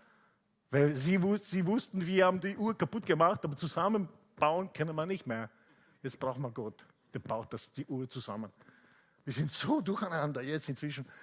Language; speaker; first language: German; non-native, fluent; Italian